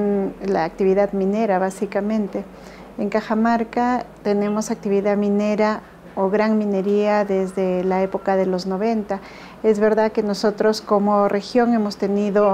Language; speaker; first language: Spanish; native; Spanish